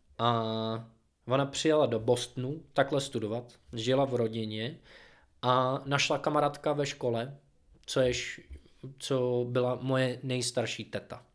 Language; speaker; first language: Czech; non-native, fluent; English